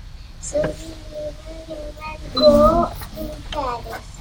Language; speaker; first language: English; non-native, learner; Hindi